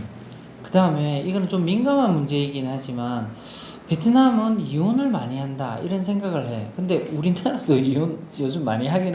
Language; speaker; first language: Korean; non-native, local second language; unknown